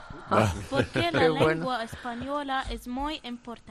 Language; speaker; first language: Spanish; non-native, learner; Arabic